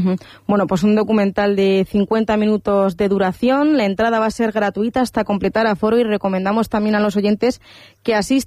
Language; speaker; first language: Spanish; native; Spanish